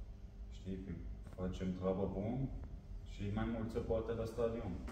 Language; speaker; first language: Romanian; non-native, learner; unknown